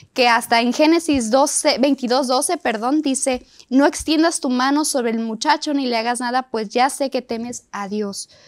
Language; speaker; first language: Spanish; native; Spanish